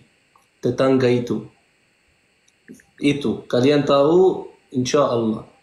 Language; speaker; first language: Indonesian; non-native, fluent; Arabic